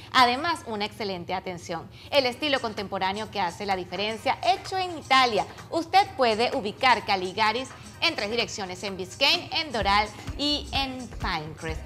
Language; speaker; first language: Spanish; native; Spanish